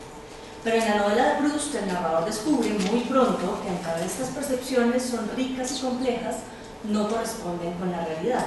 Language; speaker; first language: Spanish; native; Spanish